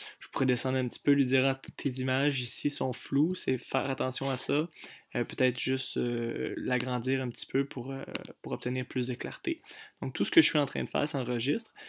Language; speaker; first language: French; native; French